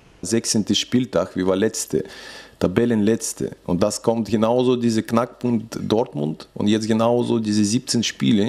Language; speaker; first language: German; non-native, learner; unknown